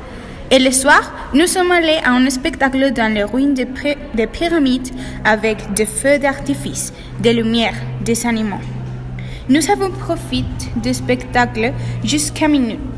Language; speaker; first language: French; non-native, learner; Spanish